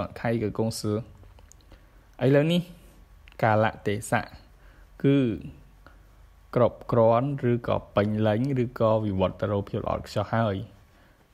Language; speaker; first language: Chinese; non-native, fluent; Khmer